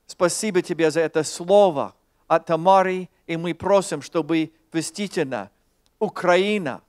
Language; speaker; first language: Russian; non-native, fluent; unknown